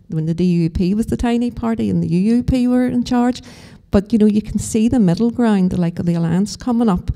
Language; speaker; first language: English; native; English